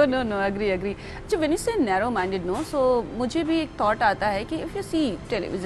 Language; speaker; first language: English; non-native, local second language; Hindi